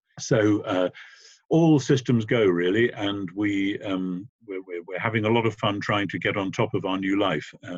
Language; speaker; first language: English; native; English